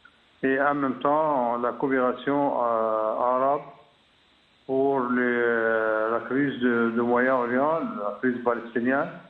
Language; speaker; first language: French; non-native, fluent; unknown